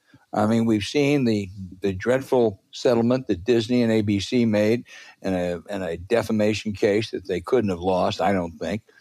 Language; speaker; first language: English; native; English